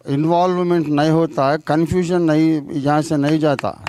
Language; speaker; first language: Hindi; non-native, local second language; Telugu